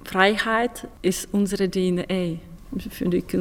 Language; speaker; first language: German; non-native, fluent; Russian